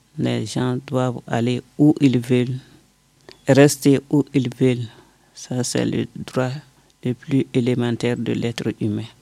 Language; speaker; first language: French; non-native, local second language; Bambara